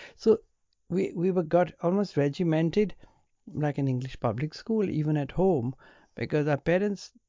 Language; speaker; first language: English; non-native, local second language; Punjabi